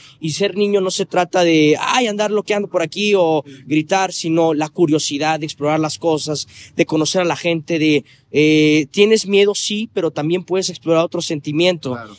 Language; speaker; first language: Spanish; native; Spanish